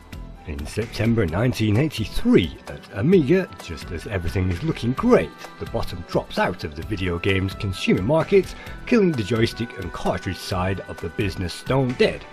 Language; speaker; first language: English; native; English